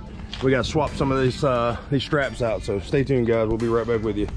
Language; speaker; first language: English; native; English